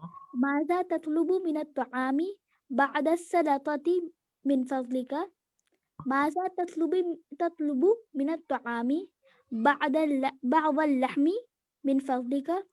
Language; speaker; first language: Arabic; non-native, learner; Urdu